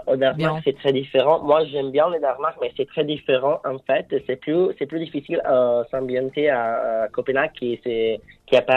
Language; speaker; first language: French; non-native, fluent; Italian